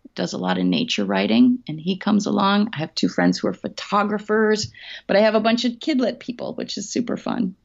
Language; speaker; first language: English; native; English